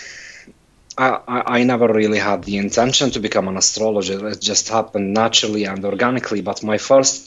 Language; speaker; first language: English; non-native, fluent; Arabic